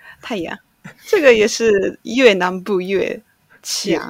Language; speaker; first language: Chinese; non-native, learner; Japanese